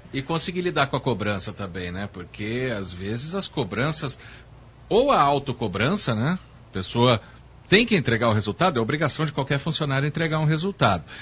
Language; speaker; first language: Portuguese; native; Portuguese